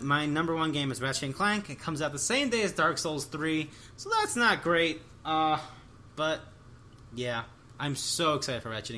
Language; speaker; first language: English; native; English